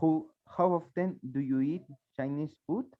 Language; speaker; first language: English; non-native, learner; Spanish